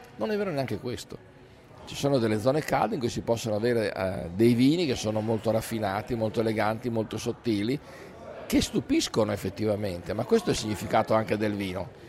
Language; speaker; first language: Italian; native; Italian